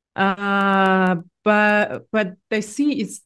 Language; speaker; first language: English; non-native, fluent; Russian